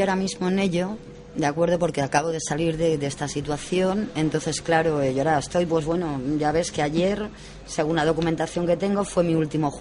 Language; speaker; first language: Spanish; native; Spanish